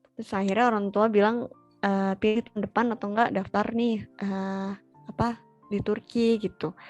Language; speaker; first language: Indonesian; native; Indonesian